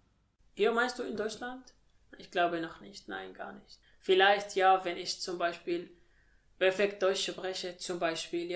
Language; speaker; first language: German; non-native, learner; Arabic